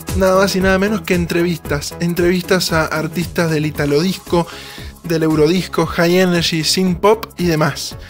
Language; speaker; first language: Spanish; native; Spanish